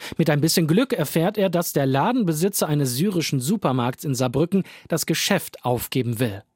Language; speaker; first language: German; native; German